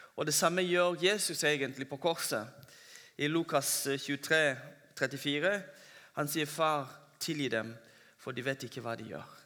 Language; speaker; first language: Norwegian; non-native, fluent; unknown